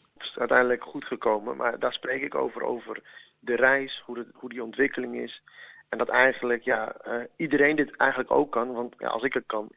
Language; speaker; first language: Dutch; early bilingual, other home language; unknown